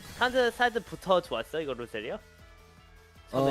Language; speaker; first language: Korean; early bilingual, heritage; Korean